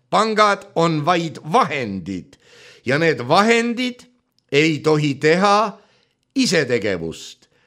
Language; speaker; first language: Estonian; native; Estonian